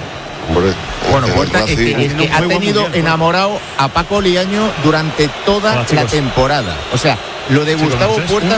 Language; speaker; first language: Spanish; native; Spanish